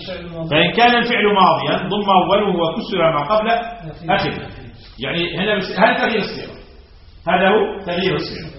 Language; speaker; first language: Arabic; native; Arabic